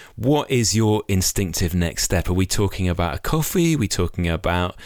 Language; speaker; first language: English; native; English